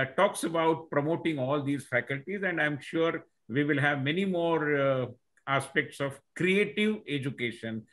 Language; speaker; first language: English; non-native, local second language; Marathi